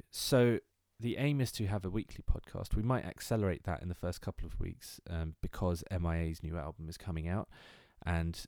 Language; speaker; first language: English; native; English